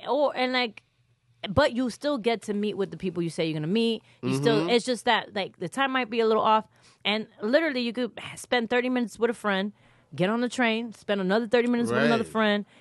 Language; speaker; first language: English; early bilingual, other home language; Spanish